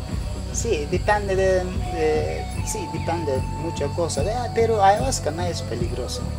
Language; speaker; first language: Spanish; non-native, learner; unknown